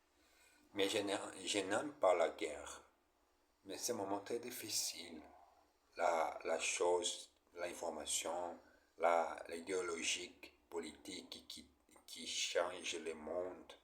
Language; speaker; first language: French; non-native, learner; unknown